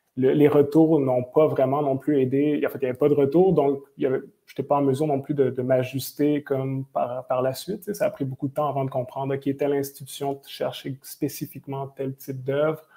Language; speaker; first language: French; native; French